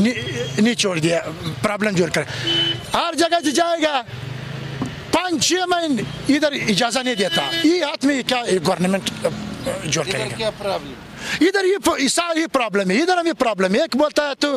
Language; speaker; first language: Hindi; non-native, learner; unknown